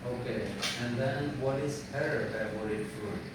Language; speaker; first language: English; non-native, fluent; Indonesian